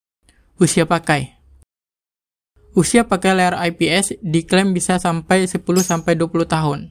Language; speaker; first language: Indonesian; native; Indonesian